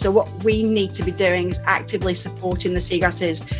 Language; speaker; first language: English; native; English